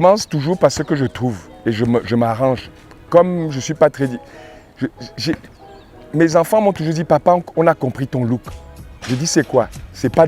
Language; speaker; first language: French; native; French